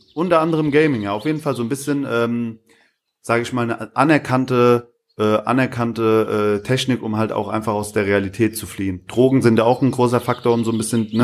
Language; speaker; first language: German; native; German